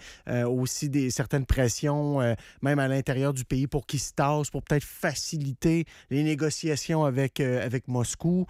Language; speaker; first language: French; native; French